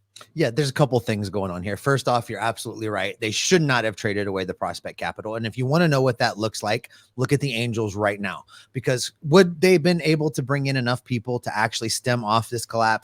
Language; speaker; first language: English; native; English